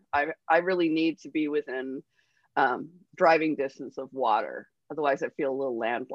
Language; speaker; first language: English; native; English